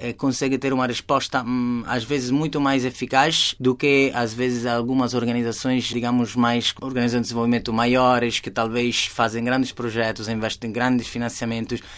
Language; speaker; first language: Portuguese; non-native, fluent; Italian